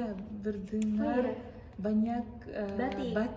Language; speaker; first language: Indonesian; non-native, learner; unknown